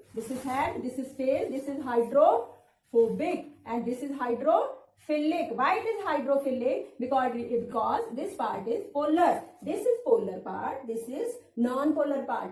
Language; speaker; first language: English; non-native, local second language; Punjabi